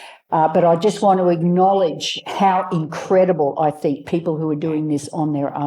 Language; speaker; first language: English; native; English